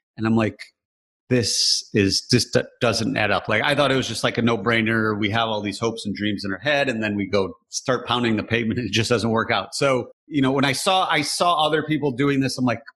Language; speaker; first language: English; native; English